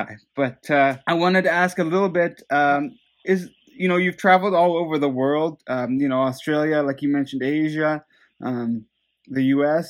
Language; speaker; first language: English; non-native, fluent; Dutch